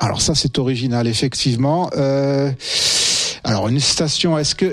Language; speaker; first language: French; native; French